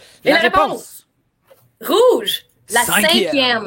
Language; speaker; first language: French; native; French